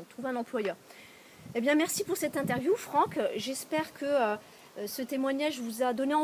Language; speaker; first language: French; native; French